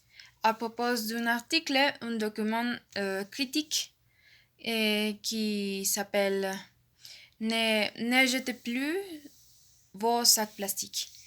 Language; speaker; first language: French; non-native, learner; Spanish